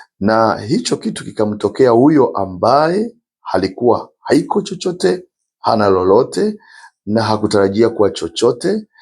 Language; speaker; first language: Swahili; non-native, local second language; Rundi